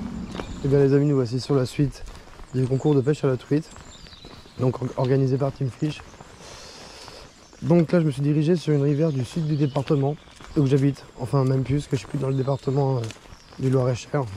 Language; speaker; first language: French; native; French